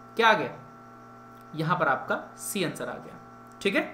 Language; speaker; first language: Hindi; native; Hindi